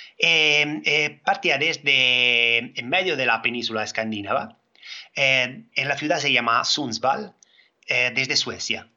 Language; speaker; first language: Spanish; non-native, fluent; Italian